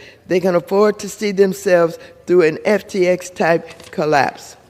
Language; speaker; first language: English; native; English